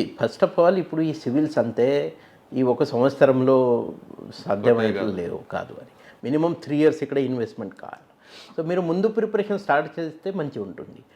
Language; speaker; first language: Telugu; non-native, fluent; Marathi